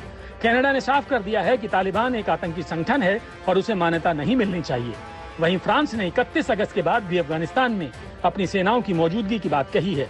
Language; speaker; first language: Hindi; native; Hindi